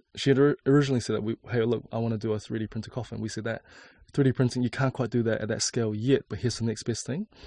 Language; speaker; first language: English; native; English